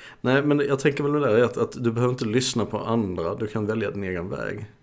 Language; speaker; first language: Swedish; native; Swedish